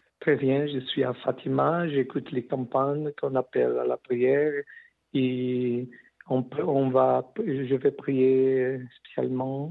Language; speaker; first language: French; non-native, learner; Portuguese